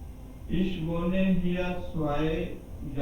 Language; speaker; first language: German; non-native, learner; Urdu